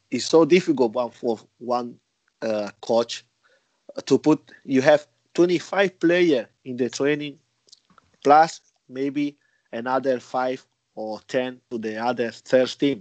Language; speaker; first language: English; non-native, learner; Spanish